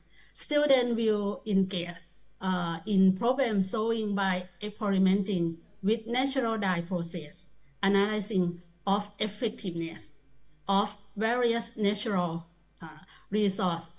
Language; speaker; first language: English; non-native, learner; Thai